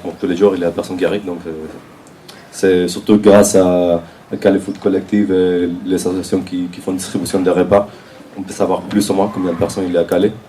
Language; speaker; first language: French; non-native, fluent; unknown